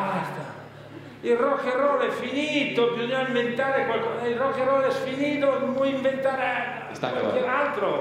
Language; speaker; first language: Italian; non-native, fluent; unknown